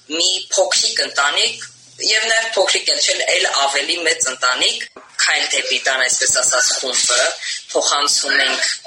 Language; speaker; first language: Armenian; early bilingual, heritage; Armenian